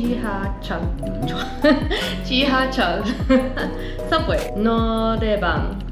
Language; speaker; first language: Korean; non-native, learner; English